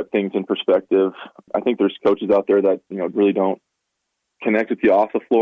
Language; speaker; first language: English; native; English